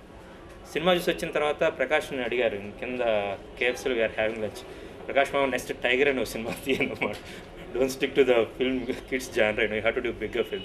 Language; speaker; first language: Telugu; native; Telugu